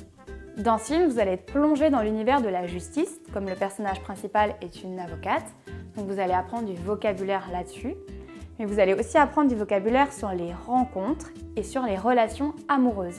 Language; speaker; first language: French; native; French